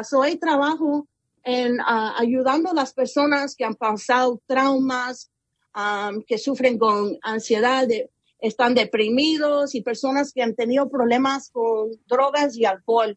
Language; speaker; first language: Spanish; early bilingual, heritage; Spanish